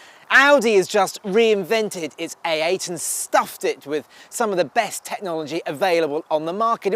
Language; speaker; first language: English; native; English